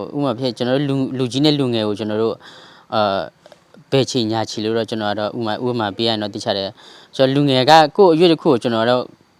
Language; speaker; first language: Burmese; non-native, local second language; S'gaw Karen